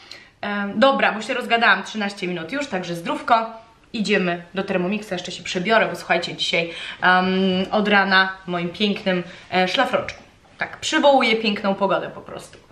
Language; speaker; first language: Polish; native; Polish